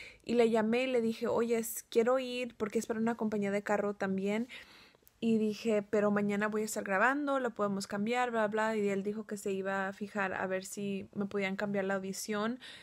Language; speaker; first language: Spanish; early bilingual, heritage; Spanish